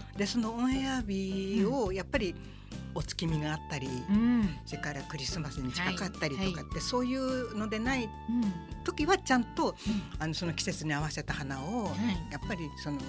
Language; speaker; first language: Japanese; native; Japanese